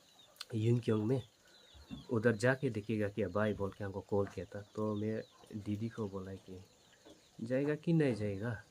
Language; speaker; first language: Hindi; non-native, local second language; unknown